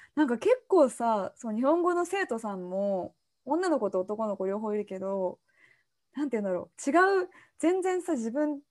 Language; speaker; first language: Japanese; native; Japanese